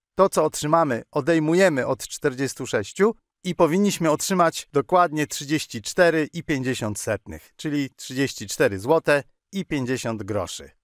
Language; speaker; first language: Polish; native; Polish